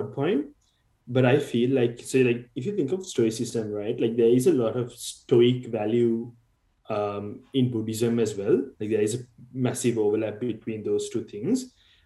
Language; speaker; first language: English; non-native, local second language; Sinhala